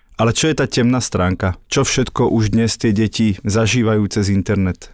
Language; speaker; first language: Slovak; native; Slovak